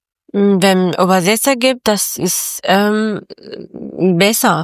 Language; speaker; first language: German; non-native, learner; Persian